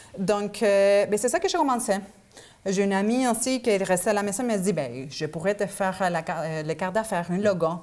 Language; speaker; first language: French; non-native, fluent; Spanish